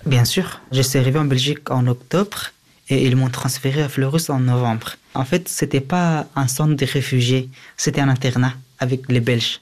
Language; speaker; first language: French; early bilingual, other home language; Persian